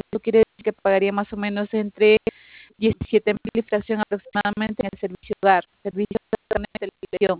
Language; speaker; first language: Spanish; native; Spanish